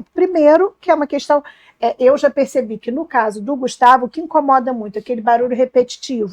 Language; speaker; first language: Portuguese; native; Portuguese